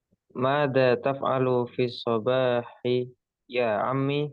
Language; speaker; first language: Arabic; non-native, learner; Indonesian